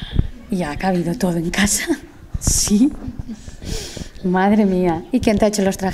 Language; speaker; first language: Spanish; native; Spanish